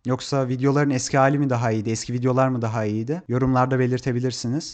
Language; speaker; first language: Turkish; native; Turkish